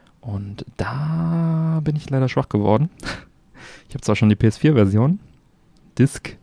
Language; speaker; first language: German; native; German